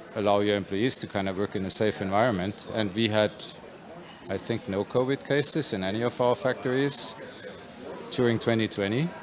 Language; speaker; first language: English; non-native, fluent; German